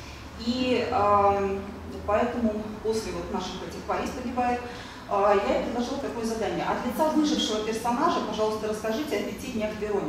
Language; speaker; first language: Russian; native; Russian